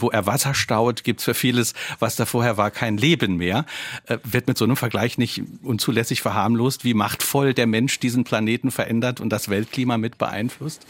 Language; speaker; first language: German; native; German